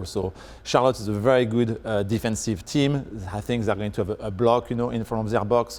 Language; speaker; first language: English; non-native, fluent; French